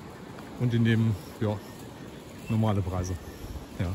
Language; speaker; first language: German; native; German